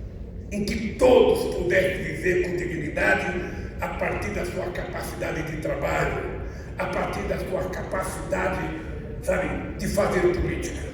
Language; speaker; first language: Portuguese; native; Portuguese